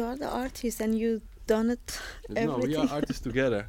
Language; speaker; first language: English; non-native, learner; Persian